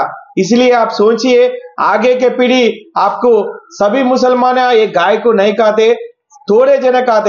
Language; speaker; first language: Hindi; non-native, local second language; Telugu